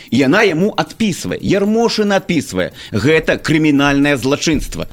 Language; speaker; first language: Belarusian; native; Belarusian